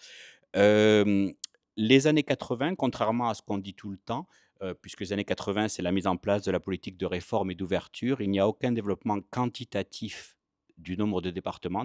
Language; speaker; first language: French; native; French